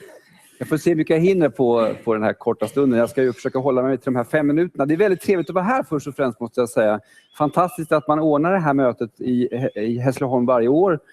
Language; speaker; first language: Swedish; native; Swedish